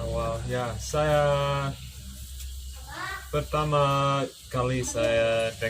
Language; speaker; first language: Indonesian; non-native, fluent; English